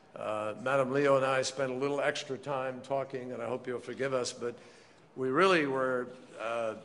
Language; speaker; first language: English; native; English